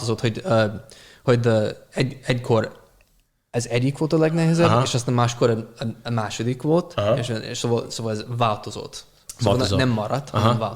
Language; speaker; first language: Hungarian; non-native, fluent; English